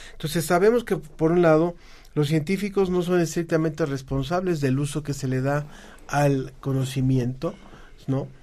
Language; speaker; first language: Spanish; native; Spanish